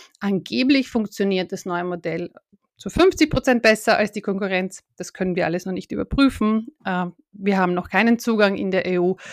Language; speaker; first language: German; native; German